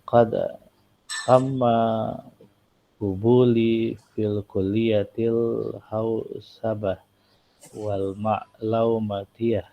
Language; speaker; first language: Arabic; non-native, learner; Indonesian